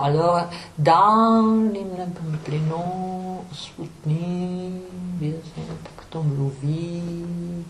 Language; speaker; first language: French; non-native, fluent; Czech